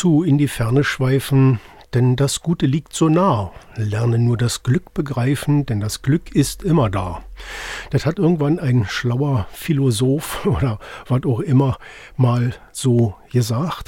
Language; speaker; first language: German; native; German